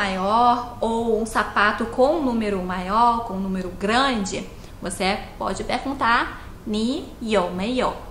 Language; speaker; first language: Portuguese; non-native, fluent; Chinese